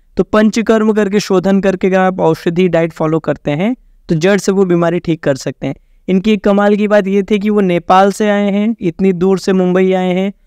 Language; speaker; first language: Hindi; native; Hindi